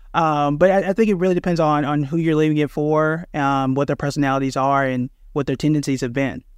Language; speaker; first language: English; native; English